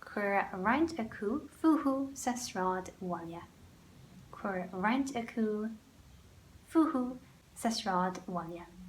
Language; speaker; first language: Irish; non-native, local second language; English